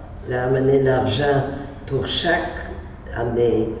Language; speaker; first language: French; non-native, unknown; Polish